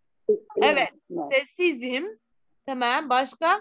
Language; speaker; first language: Turkish; non-native, fluent; Arabic